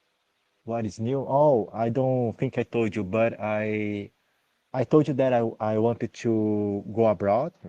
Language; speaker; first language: English; non-native, learner; Portuguese